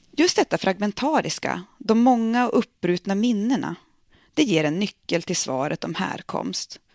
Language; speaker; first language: Swedish; native; Swedish